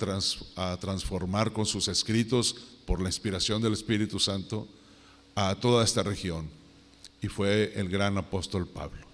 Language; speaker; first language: Spanish; native; Spanish